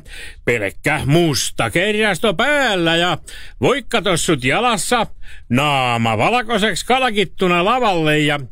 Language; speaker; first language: Finnish; native; Finnish